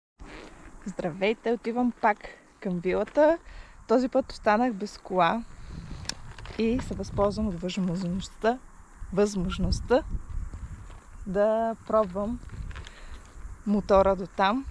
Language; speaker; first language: Bulgarian; native; Bulgarian